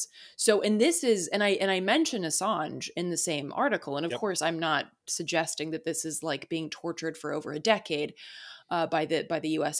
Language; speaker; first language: English; native; English